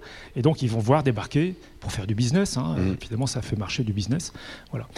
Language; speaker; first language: French; native; French